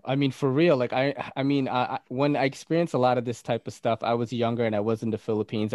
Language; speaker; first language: English; early bilingual, other home language; Bikol